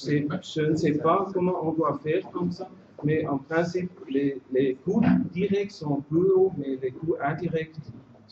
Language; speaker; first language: French; non-native, fluent; German